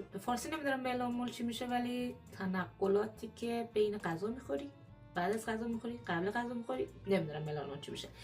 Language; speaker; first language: Persian; early bilingual, heritage; Persian